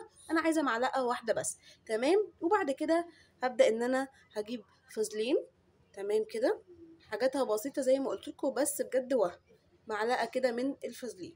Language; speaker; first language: Arabic; native; Arabic